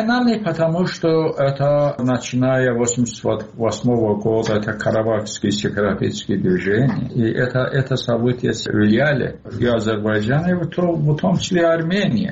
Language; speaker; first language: Russian; non-native, local second language; Azerbaijani